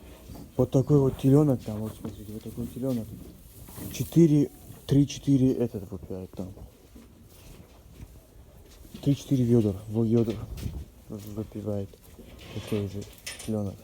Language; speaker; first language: Russian; non-native, local second language; Ossetic